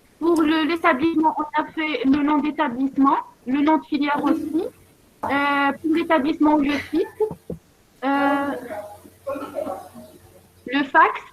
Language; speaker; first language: French; non-native, local second language; Arabic